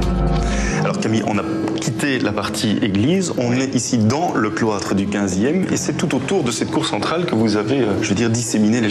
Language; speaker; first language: French; native; French